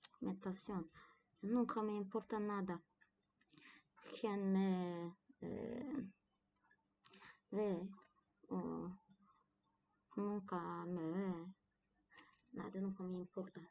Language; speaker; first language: Spanish; non-native, learner; Turkish